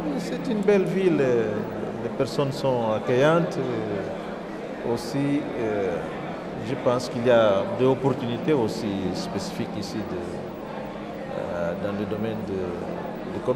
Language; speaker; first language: French; non-native, fluent; Portuguese